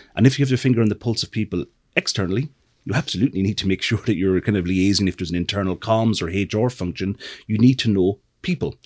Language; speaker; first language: English; native; English